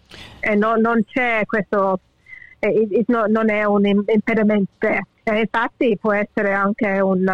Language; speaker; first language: Italian; early bilingual, heritage; English